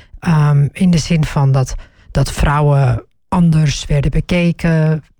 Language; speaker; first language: Dutch; early bilingual, other home language; Turkish